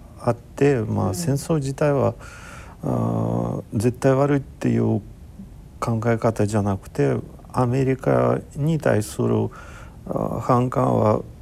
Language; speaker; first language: Japanese; non-native, fluent; Ukrainian